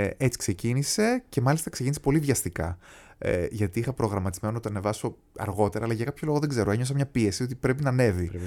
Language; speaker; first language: Greek; early bilingual, heritage; Greek